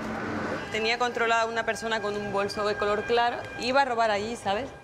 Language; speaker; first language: Spanish; native; Spanish